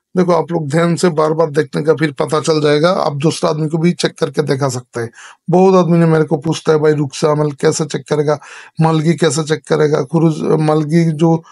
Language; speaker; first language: Hindi; non-native, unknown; Bangla